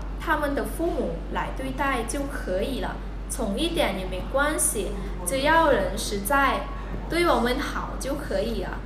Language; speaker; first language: Chinese; non-native, fluent; Lao